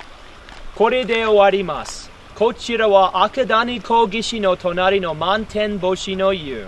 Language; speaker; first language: Japanese; non-native, learner; English